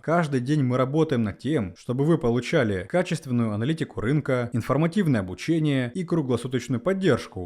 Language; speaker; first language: Russian; native; Russian